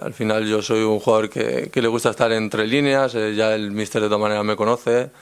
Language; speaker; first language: Spanish; native; Spanish